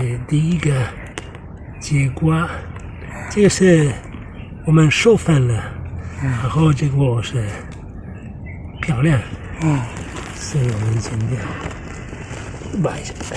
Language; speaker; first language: Chinese; non-native, fluent; Italian